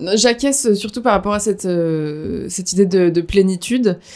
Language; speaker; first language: French; native; French